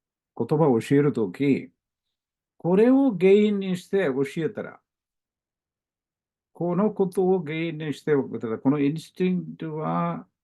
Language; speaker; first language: Japanese; non-native, learner; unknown